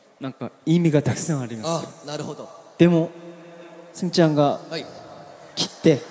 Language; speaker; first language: Japanese; non-native, learner; Korean